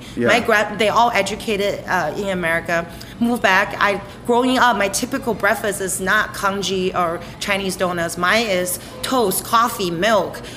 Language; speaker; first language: English; non-native, fluent; Chinese